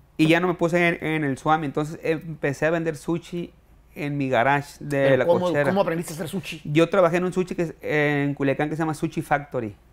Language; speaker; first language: Spanish; native; Spanish